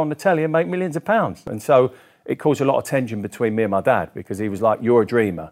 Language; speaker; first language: English; native; English